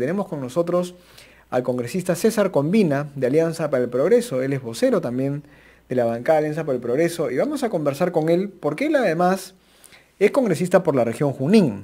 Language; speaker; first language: Spanish; native; Spanish